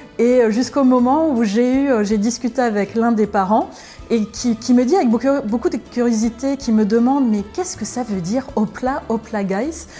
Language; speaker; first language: French; early bilingual, other home language; Spanish